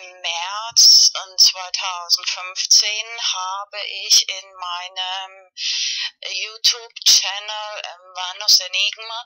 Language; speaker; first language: German; non-native, fluent; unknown